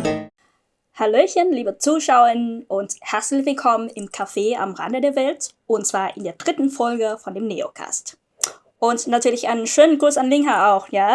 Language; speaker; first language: German; non-native, fluent; Vietnamese